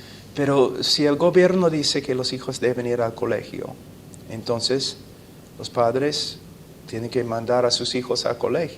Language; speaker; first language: Spanish; non-native, fluent; English